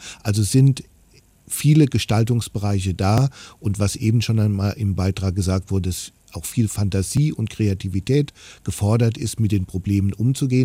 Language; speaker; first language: German; native; German